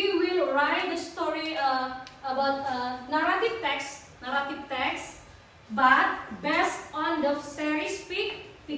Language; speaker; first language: English; non-native, local second language; Indonesian